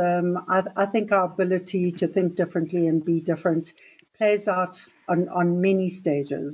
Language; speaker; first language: English; native; English